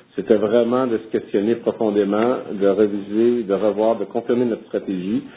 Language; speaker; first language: French; native; French